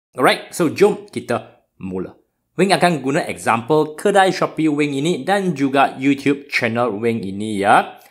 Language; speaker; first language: Malay; non-native, local second language; Chinese